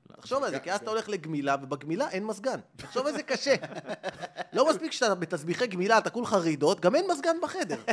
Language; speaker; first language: Hebrew; native; Hebrew